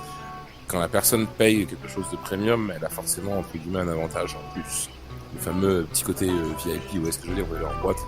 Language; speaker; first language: French; native; French